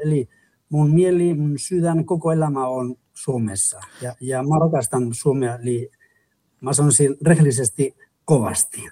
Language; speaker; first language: Finnish; non-native, fluent; Spanish